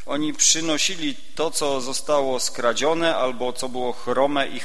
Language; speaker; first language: Polish; native; Polish